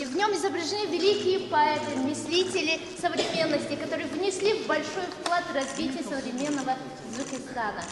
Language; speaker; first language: Russian; non-native, local second language; Tajik